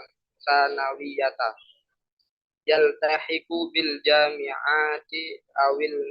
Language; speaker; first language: Arabic; non-native, learner; Indonesian